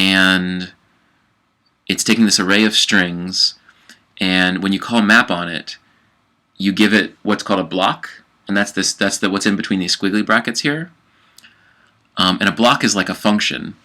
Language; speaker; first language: English; native; English